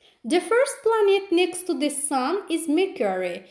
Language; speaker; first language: English; non-native, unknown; Azerbaijani